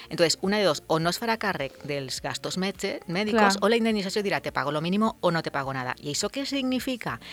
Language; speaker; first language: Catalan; non-native, local second language; Spanish